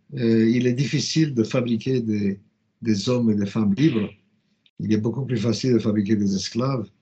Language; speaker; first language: French; non-native, fluent; Romanian